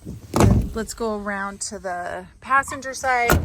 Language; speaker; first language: English; native; English